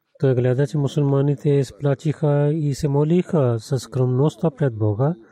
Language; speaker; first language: Bulgarian; non-native, learner; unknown